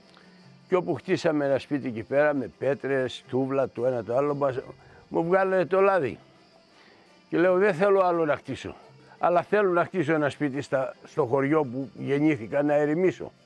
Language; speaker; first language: Greek; early bilingual, other home language; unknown